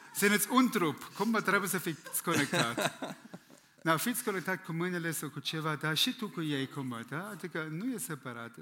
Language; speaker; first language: Romanian; non-native, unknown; German